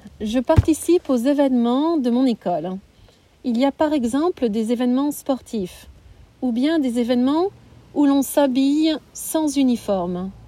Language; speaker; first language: French; non-native, learner; English